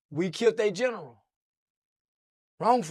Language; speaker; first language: English; native; English